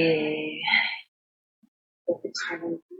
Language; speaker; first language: French; non-native, learner; Spanish